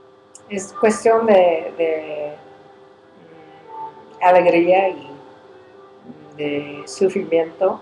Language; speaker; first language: Spanish; early bilingual, heritage; English